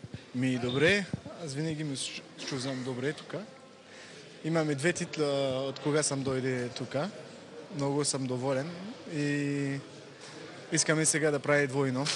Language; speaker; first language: Bulgarian; non-native, learner; French